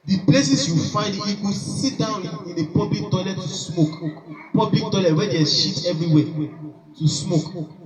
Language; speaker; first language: English; non-native, local second language; Yoruba